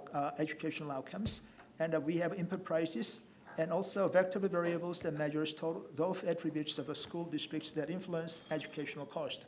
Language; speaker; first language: English; non-native, fluent; Korean